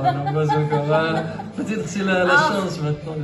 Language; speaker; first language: French; non-native, local second language; Arabic